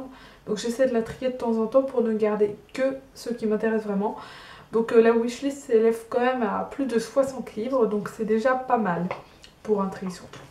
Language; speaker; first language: French; native; French